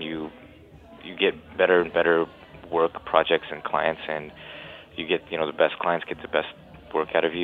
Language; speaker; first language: English; non-native, local second language; Cantonese